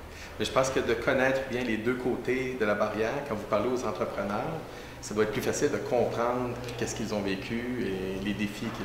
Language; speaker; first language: French; native; French